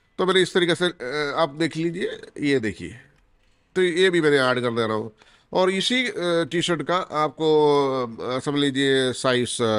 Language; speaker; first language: Hindi; non-native, local second language; Malayalam